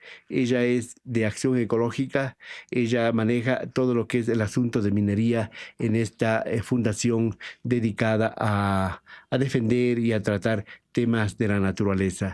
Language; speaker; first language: Spanish; native; Spanish